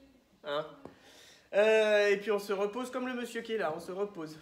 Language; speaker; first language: French; native; French